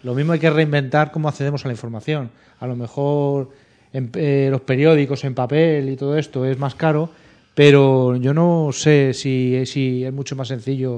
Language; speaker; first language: Spanish; native; Spanish